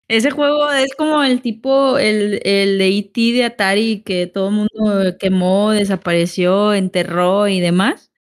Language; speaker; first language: Spanish; native; Spanish